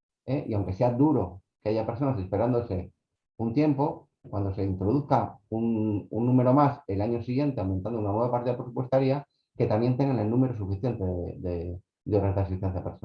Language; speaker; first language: Spanish; native; Spanish